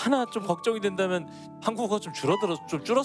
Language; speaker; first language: Korean; native; Korean